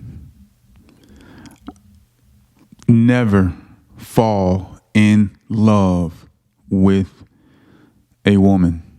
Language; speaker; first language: English; native; English